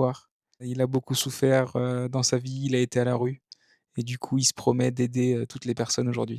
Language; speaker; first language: French; native; French